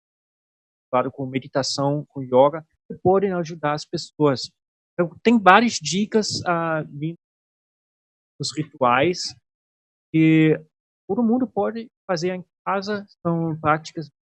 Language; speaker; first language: Portuguese; non-native, fluent; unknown